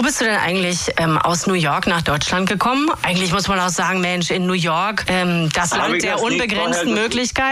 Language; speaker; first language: German; native; German